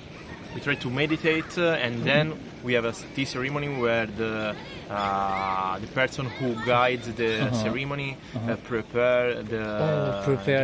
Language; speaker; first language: English; non-native, learner; Italian